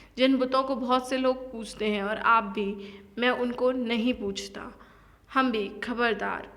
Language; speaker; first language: Hindi; native; Hindi